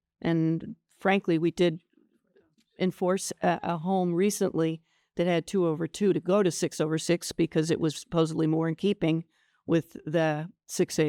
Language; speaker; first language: English; native; English